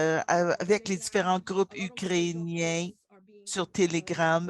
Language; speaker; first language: French; non-native, local second language; English